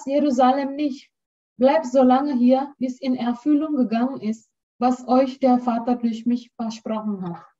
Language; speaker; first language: German; non-native, learner; Indonesian